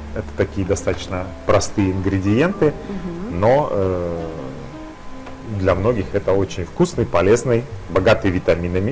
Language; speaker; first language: Russian; native; Russian